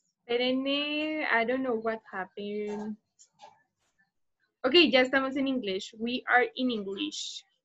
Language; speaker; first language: English; non-native, fluent; Spanish